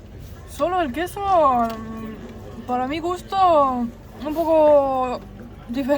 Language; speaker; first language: Spanish; non-native, fluent; Polish